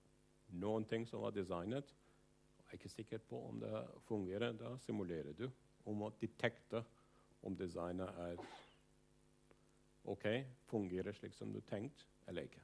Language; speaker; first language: Norwegian; non-native, fluent; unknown